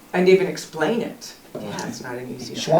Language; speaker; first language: English; native; English